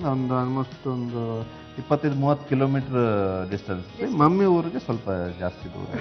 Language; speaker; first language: Kannada; non-native, local second language; Tulu